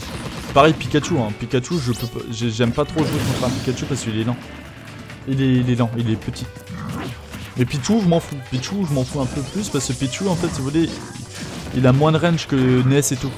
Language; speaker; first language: French; native; French